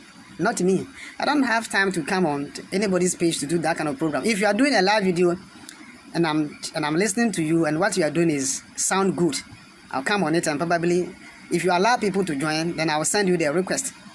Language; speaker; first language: English; non-native, local second language; Akan